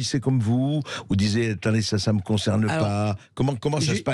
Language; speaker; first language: French; native; French